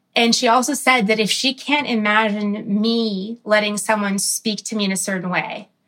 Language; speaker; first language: English; early bilingual, other home language; Arabic